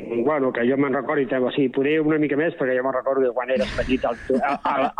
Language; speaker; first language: Catalan; native; Catalan